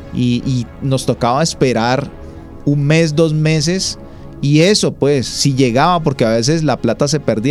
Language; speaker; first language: Spanish; native; Spanish